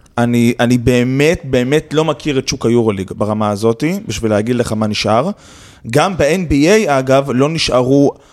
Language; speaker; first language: Hebrew; native; Hebrew